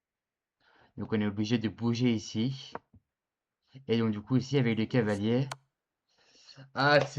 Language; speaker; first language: French; native; French